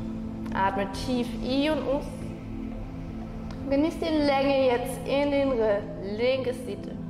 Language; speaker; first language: German; non-native, fluent; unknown